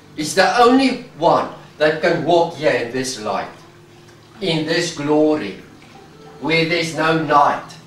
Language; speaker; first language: English; non-native, local second language; Afrikaans